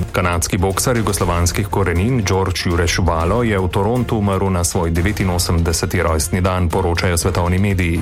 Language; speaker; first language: Slovenian; native; Slovenian